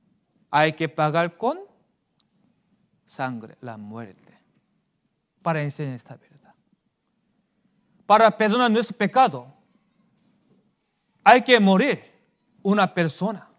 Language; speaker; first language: Spanish; non-native, fluent; Korean